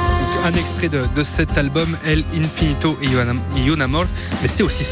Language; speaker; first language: French; native; French